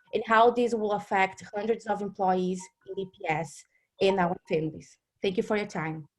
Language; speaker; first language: English; non-native, fluent; Portuguese